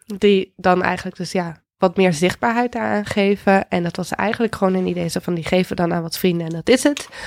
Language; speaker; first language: Dutch; native; Dutch